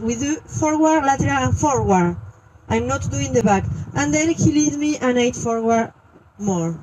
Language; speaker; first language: English; non-native, learner; French